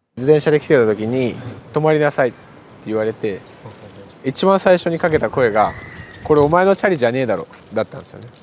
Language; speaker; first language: Japanese; early bilingual, other home language; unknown